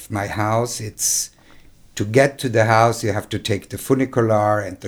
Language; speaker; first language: English; non-native, fluent; German